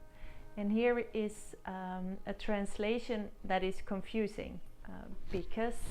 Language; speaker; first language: English; non-native, fluent; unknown